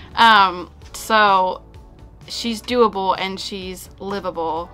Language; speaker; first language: English; native; English